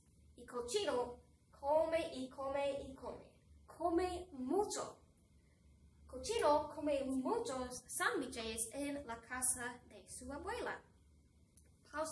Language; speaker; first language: Spanish; non-native, fluent; English